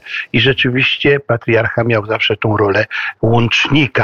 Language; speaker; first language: Polish; native; Polish